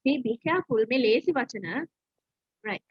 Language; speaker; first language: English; non-native, local second language; Sinhala